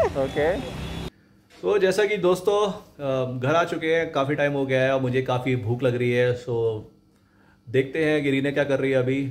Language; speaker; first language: Hindi; native; Hindi